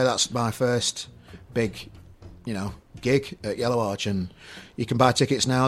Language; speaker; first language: English; native; English